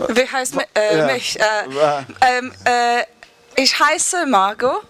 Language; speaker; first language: German; non-native, learner; Polish